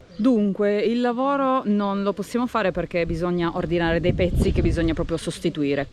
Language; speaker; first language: Italian; native; Italian